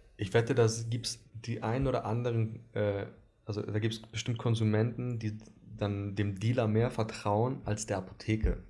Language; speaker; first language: German; early bilingual, other home language; Greek